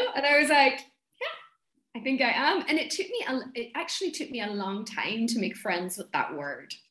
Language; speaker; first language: English; native; English